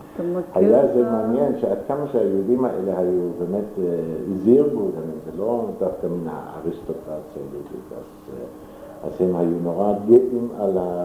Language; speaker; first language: Hebrew; non-native, fluent; German